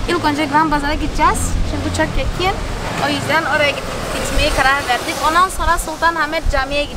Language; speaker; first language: Turkish; non-native, fluent; Portuguese